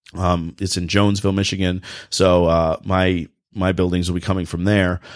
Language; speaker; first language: English; native; English